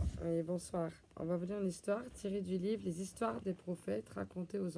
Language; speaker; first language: French; native; French